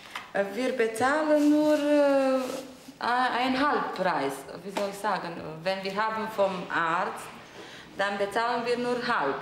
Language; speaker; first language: German; non-native, local second language; Romanian